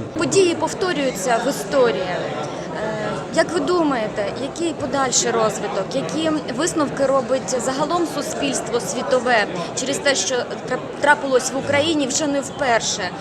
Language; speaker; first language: Ukrainian; native; Ukrainian